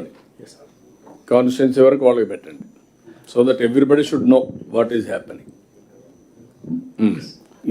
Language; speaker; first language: Telugu; native; Telugu